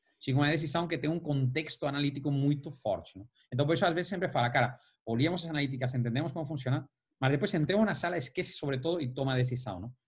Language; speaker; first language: Portuguese; non-native, fluent; Spanish